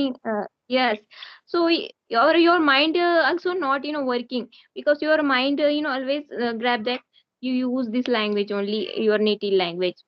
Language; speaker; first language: English; non-native, learner; Hindi